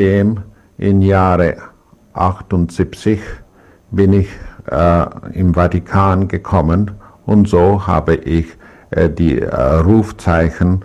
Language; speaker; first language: German; non-native, learner; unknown